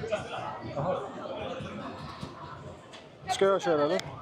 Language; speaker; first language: Swedish; early bilingual, other home language; Mongolian